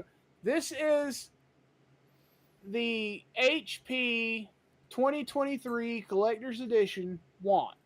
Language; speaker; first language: English; native; English